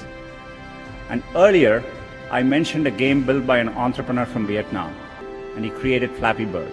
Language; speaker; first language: English; non-native, local second language; Tamil